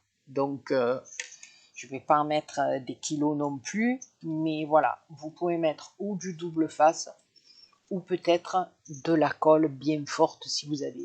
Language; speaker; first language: French; native; French